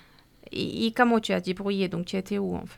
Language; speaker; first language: French; non-native, fluent; Persian